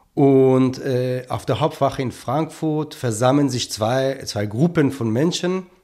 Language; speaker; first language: German; non-native, fluent; Hebrew